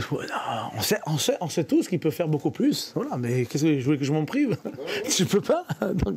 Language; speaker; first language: French; native; French